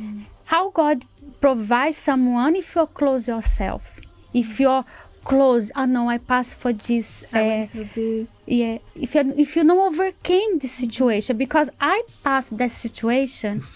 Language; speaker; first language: English; non-native, learner; Portuguese